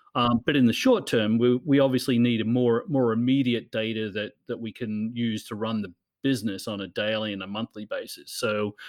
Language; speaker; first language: English; native; English